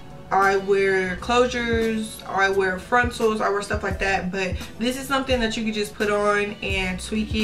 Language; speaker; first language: English; native; English